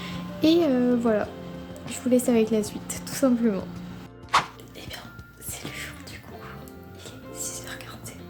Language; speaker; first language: French; native; French